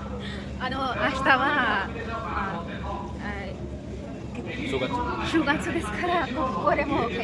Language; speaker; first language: Japanese; non-native, learner; Marathi